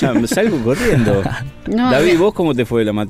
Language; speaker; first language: Spanish; native; Spanish